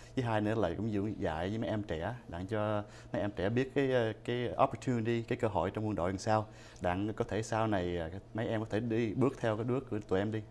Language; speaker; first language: Vietnamese; early bilingual, heritage; Vietnamese